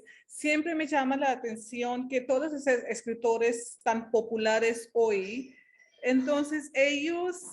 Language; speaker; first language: Spanish; non-native, fluent; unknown